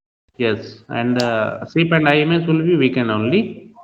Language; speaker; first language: English; non-native, local second language; Hindi